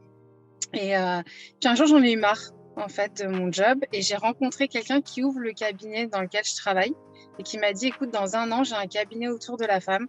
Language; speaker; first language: French; native; French